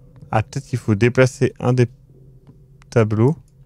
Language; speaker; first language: French; native; French